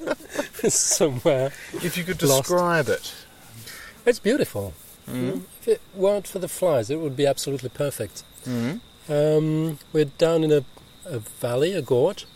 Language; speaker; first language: English; non-native, fluent; French